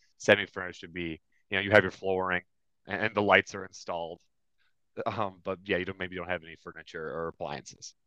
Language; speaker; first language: English; native; English